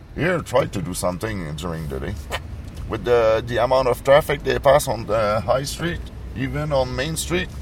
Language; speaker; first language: English; non-native, fluent; French